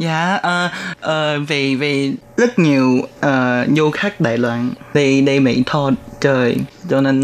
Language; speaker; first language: Vietnamese; non-native, learner; Chinese